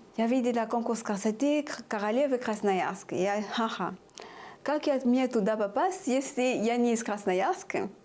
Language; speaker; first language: Russian; non-native, fluent; French